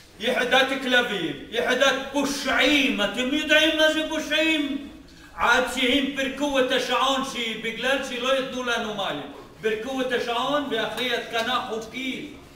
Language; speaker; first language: Hebrew; non-native, local second language; Arabic